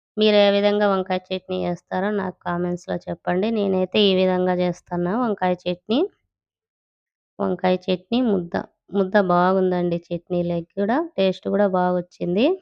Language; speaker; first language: Telugu; native; Telugu